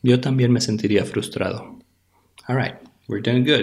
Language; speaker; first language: Spanish; native; Spanish